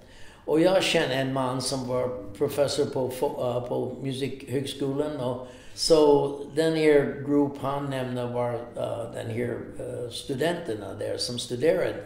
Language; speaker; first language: Swedish; non-native, fluent; English